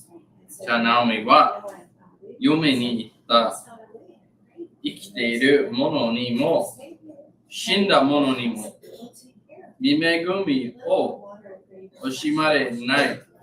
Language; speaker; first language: Japanese; non-native, learner; English